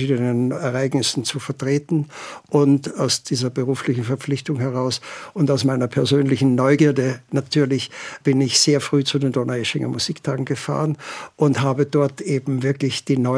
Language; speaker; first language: German; native; German